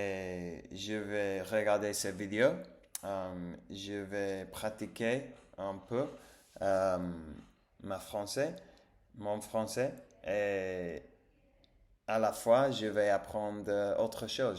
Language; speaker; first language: French; non-native, learner; English